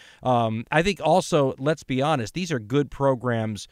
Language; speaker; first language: English; native; English